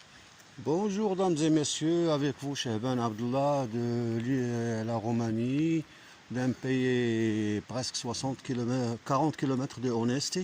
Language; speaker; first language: French; non-native, fluent; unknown